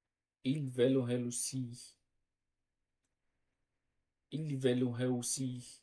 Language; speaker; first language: French; non-native, learner; Portuguese